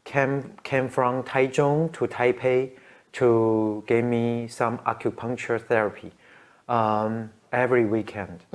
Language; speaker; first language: English; non-native, learner; Chinese